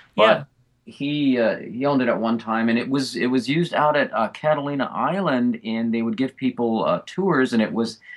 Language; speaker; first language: English; native; English